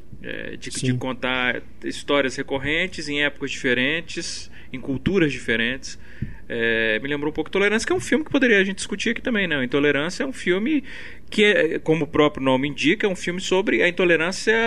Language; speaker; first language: Portuguese; native; Portuguese